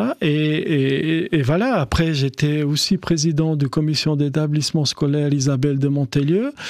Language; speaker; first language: French; non-native, fluent; Albanian